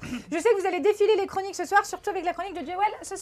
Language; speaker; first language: French; native; French